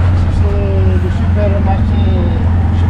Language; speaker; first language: French; non-native, local second language; Malagasy